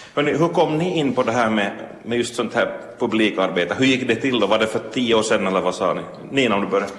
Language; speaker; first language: Swedish; native; Swedish